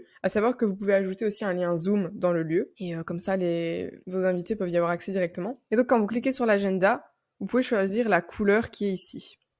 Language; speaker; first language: French; native; French